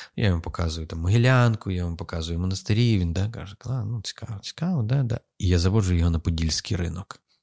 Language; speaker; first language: Ukrainian; native; Ukrainian